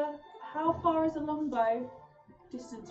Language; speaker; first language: English; native; English